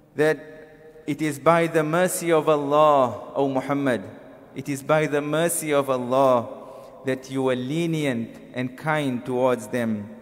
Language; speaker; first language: English; non-native, local second language; Malay